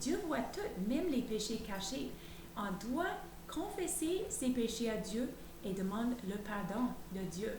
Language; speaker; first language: French; native; French